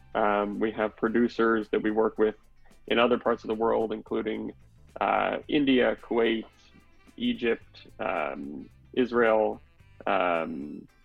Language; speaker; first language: English; native; English